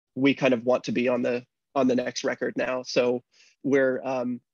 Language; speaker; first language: English; native; English